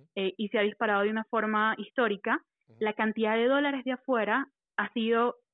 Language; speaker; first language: Spanish; native; Spanish